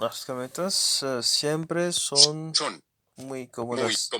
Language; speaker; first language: Spanish; non-native, learner; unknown